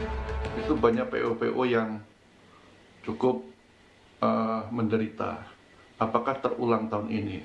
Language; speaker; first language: Indonesian; native; Indonesian